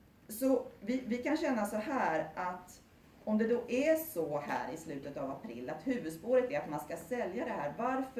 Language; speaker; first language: Swedish; native; Swedish